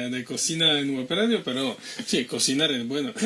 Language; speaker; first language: Spanish; non-native, fluent; French